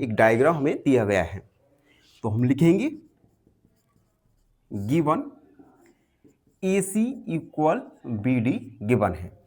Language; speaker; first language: Hindi; native; Hindi